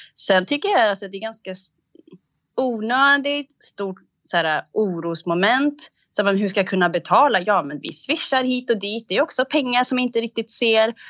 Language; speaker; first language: Swedish; early bilingual, other home language; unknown